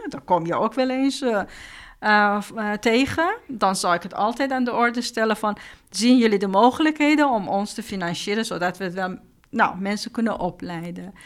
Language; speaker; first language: Dutch; non-native, fluent; Persian